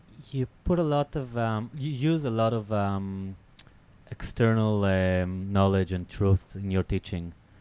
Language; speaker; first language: English; non-native, fluent; Hebrew